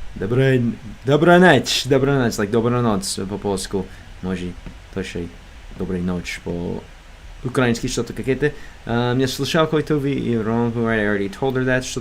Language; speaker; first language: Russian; non-native, learner; English